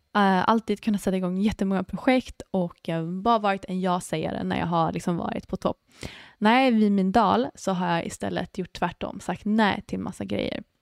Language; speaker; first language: Swedish; early bilingual, other home language; English